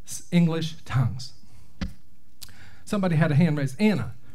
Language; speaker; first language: English; native; English